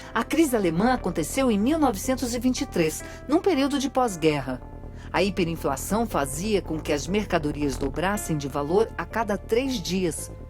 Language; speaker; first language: Portuguese; native; Portuguese